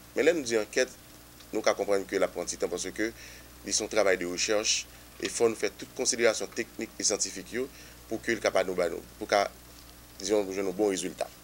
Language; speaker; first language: Haitian Creole; native; Haitian Creole